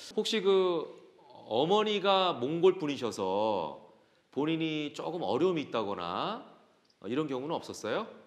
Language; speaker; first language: Korean; native; Korean